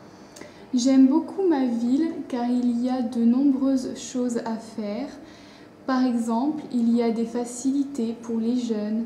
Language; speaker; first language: French; non-native, learner; English